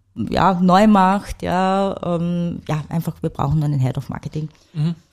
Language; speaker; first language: German; native; German